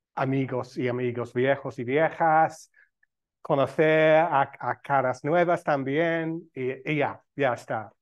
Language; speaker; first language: Spanish; non-native, fluent; English